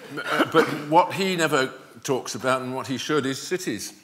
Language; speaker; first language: English; native; English